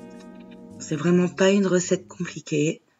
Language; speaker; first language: French; native; French